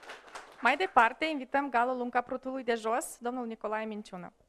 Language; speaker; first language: Romanian; native; Romanian